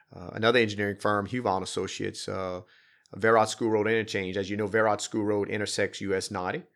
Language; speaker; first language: English; native; English